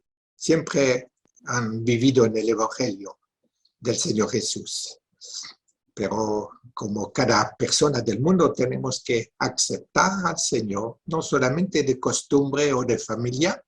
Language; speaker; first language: Spanish; non-native, fluent; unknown